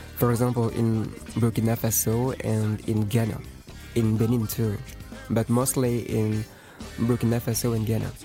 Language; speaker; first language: English; non-native, fluent; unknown